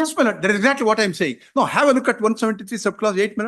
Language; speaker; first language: English; non-native, local second language; Kannada